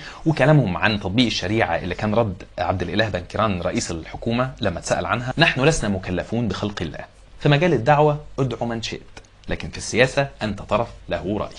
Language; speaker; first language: Arabic; native; Arabic